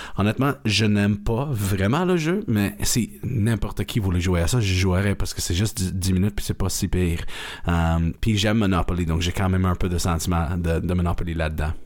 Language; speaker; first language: French; native; French